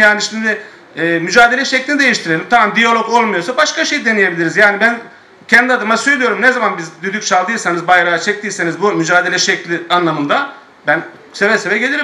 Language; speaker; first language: Turkish; native; Turkish